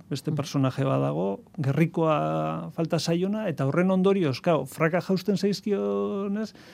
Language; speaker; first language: Basque; native; Basque